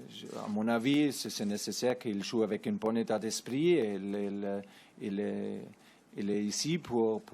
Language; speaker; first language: French; non-native, learner; German